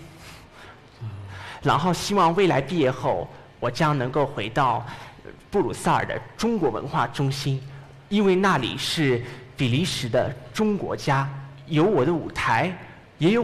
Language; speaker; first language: Chinese; non-native, fluent; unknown